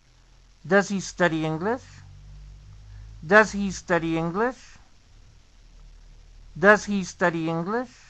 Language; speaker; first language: English; non-native, fluent; Spanish